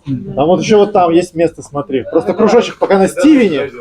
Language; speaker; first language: Russian; native; Russian